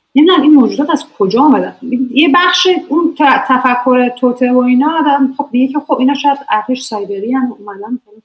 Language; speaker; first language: Persian; native; Persian